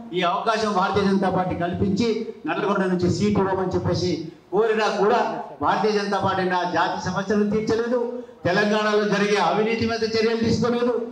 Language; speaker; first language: Telugu; non-native, local second language; Lambadi